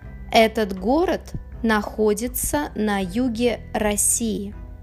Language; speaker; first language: Russian; native; Russian